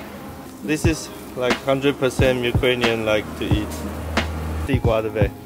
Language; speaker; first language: English; non-native, local second language; Chinese